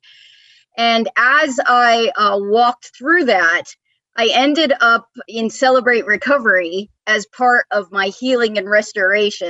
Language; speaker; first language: English; native; English